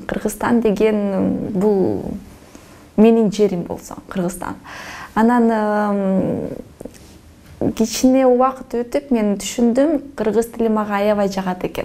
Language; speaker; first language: Kyrgyz; non-native, fluent; Russian